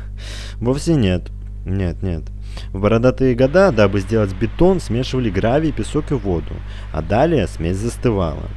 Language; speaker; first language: Russian; native; Russian